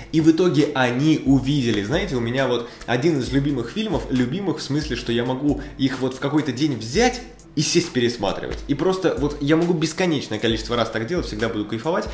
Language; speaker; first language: Russian; native; Russian